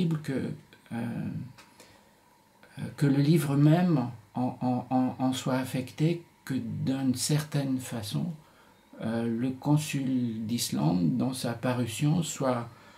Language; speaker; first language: French; native; French